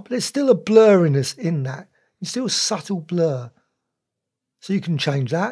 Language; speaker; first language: English; native; English